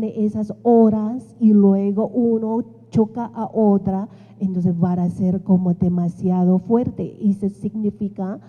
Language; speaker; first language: Spanish; non-native, fluent; Chinese